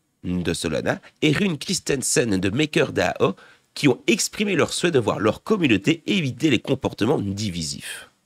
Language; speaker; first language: French; native; French